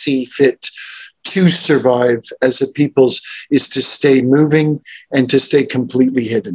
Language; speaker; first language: English; native; English